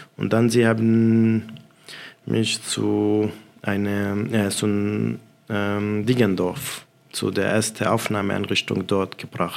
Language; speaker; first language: German; non-native, fluent; Arabic